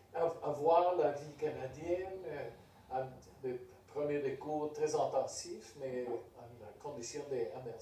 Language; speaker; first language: French; non-native, fluent; Spanish